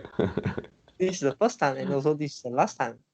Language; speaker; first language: English; non-native, learner; Chinese